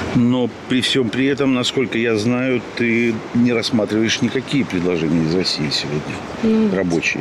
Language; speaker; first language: Russian; native; Russian